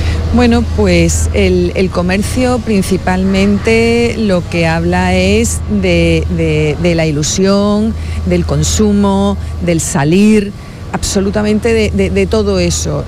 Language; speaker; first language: Spanish; native; Spanish